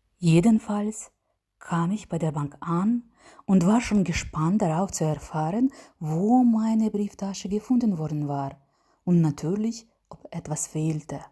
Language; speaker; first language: German; non-native, learner; Ukrainian